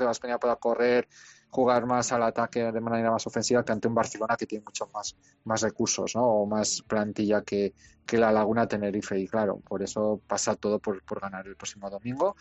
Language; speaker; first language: Spanish; native; Spanish